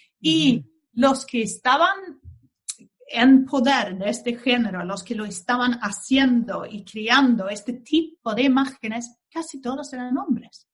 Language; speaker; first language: Spanish; non-native, fluent; Swedish